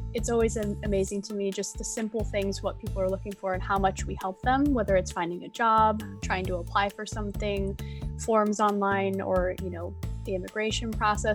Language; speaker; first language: English; native; English